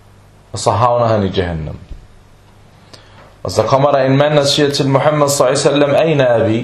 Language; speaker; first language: Danish; non-native, fluent; Arabic